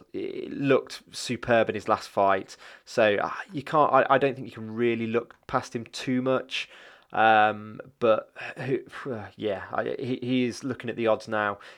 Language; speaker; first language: English; native; English